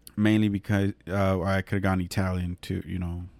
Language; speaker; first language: English; early bilingual, other home language; Spanish